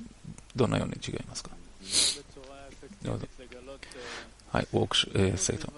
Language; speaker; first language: Japanese; non-native, learner; Hebrew